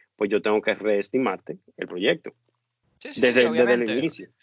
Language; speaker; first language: Spanish; native; Spanish